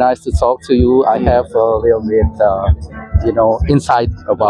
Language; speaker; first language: English; non-native, fluent; Indonesian